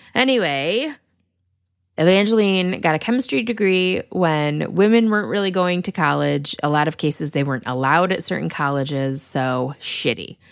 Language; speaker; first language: English; native; English